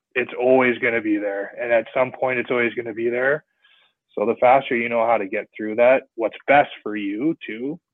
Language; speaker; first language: English; native; English